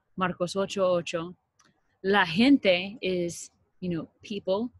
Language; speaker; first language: English; native; English